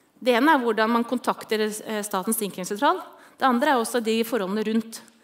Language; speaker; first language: Norwegian; native; Norwegian